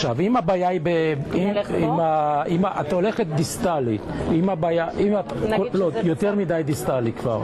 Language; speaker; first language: Hebrew; non-native, fluent; Romanian